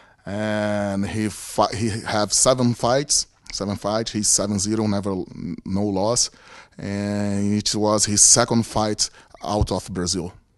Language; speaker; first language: English; non-native, fluent; Portuguese